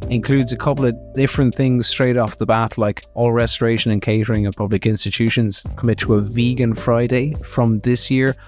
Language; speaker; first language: English; native; English